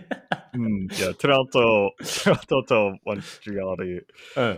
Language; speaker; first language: Japanese; non-native, learner; English